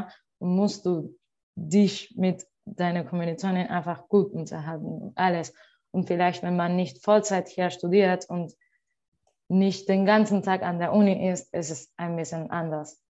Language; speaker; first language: German; non-native, learner; Spanish